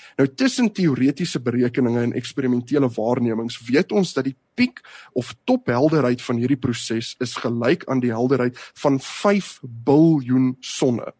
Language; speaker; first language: Afrikaans; native; Afrikaans